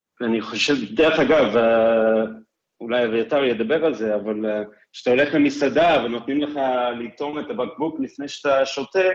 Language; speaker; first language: Hebrew; non-native, fluent; English